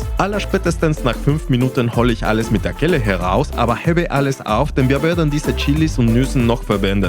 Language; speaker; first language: German; non-native, fluent; Spanish